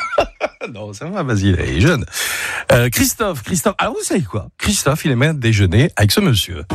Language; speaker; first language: French; native; French